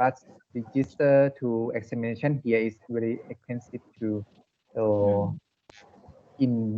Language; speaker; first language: English; non-native, learner; Thai